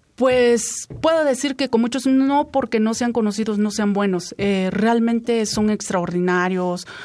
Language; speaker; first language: Spanish; native; Spanish